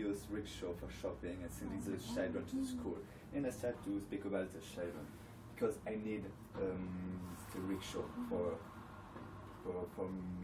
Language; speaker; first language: English; non-native, learner; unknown